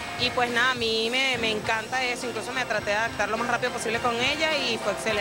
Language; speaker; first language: Spanish; native; Spanish